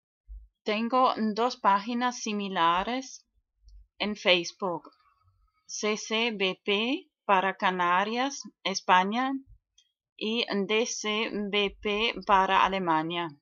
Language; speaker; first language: Spanish; non-native, fluent; German